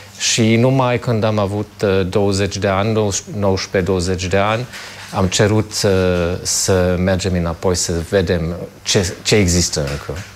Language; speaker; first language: Romanian; non-native, fluent; German